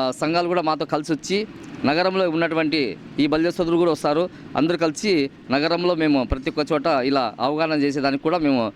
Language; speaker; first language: Telugu; non-native, local second language; Urdu